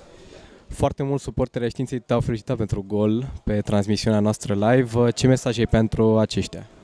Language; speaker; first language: Romanian; native; Romanian